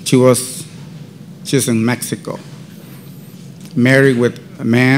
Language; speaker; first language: English; non-native, learner; Spanish